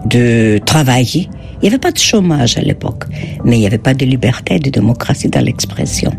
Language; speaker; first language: French; non-native, fluent; Greek